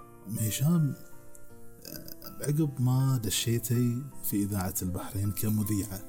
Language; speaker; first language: Arabic; native; Arabic